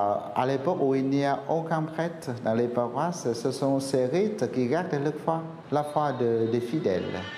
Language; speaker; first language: French; non-native, fluent; Vietnamese